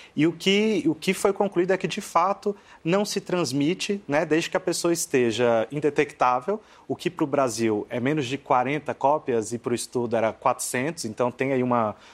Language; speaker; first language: Portuguese; native; Portuguese